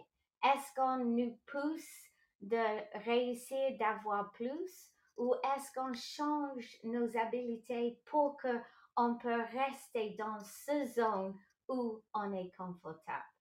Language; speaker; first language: French; non-native, local second language; English